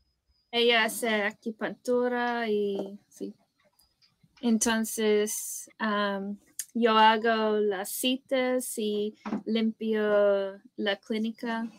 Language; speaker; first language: Spanish; non-native, learner; English